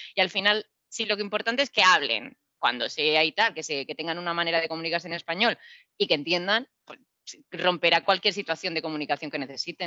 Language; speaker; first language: Spanish; native; Spanish